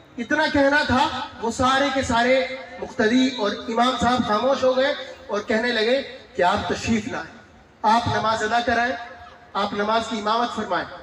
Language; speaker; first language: Urdu; native; Urdu